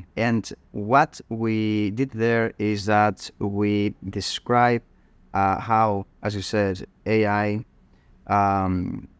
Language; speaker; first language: English; non-native, fluent; Greek